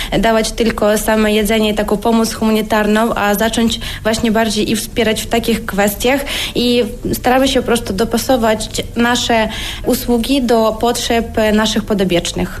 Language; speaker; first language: Polish; non-native, fluent; Ukrainian